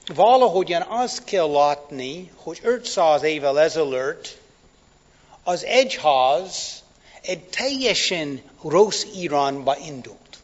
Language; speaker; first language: Hungarian; non-native, fluent; English